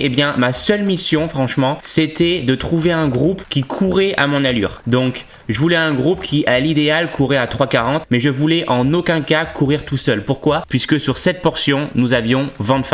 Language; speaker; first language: French; native; French